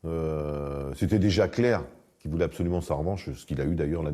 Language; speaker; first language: French; native; French